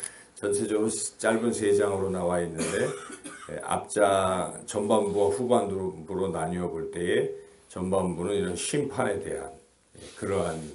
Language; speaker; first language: Korean; native; Korean